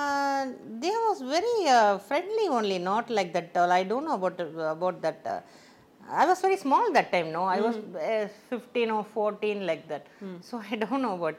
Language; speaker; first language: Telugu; non-native, local second language; Tamil